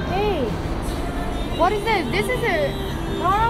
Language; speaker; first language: English; non-native, fluent; Korean